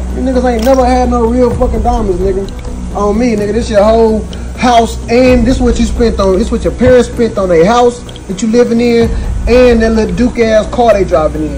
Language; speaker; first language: English; native; English